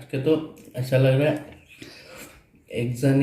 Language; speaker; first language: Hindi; non-native, local second language; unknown